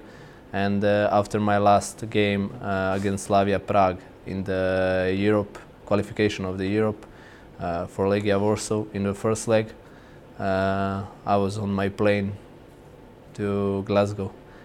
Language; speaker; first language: English; non-native, fluent; Croatian